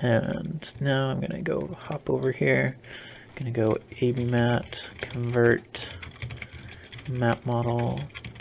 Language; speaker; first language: English; native; English